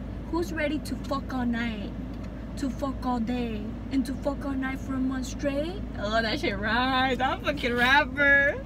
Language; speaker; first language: English; early bilingual, other home language; Spanish